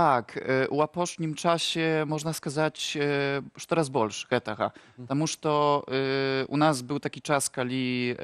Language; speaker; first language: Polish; non-native, local second language; Ukrainian